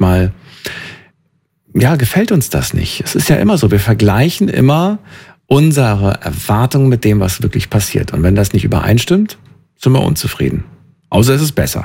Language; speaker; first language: German; native; German